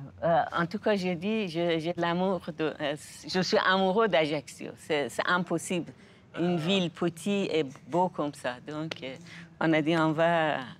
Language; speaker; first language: French; non-native, fluent; Persian